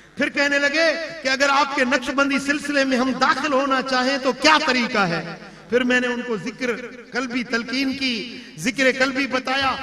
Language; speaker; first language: Urdu; non-native, local second language; Sindhi